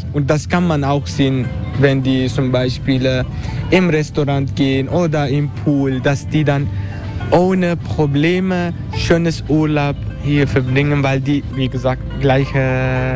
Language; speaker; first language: German; non-native, learner; Turkish